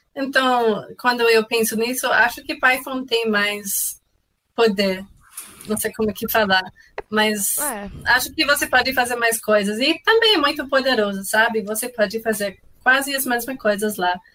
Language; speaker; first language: Portuguese; non-native, fluent; English